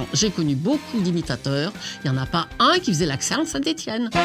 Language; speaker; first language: French; native; French